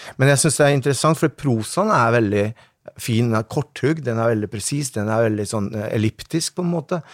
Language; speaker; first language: Norwegian; early bilingual, other home language; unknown